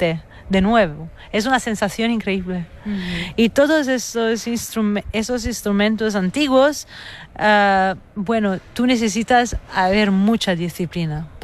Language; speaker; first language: Spanish; non-native, fluent; Italian